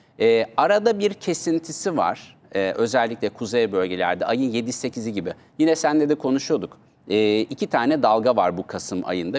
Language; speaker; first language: Turkish; native; Turkish